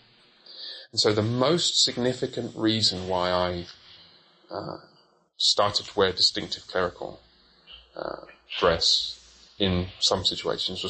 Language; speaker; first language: English; native; English